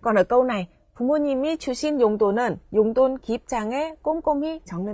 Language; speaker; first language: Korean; non-native, fluent; Vietnamese